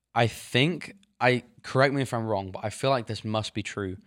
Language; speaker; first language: English; native; English